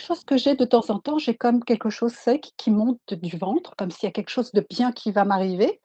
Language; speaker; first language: French; native; French